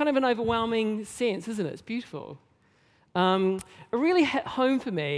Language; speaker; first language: English; native; English